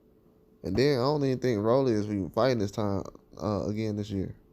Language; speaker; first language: English; native; English